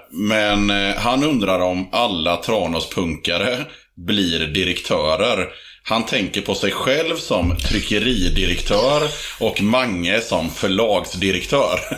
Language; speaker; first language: Swedish; native; Swedish